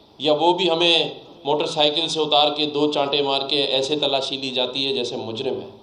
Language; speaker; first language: Urdu; native; Urdu